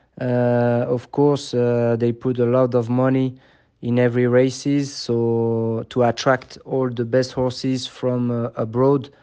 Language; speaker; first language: English; non-native, fluent; French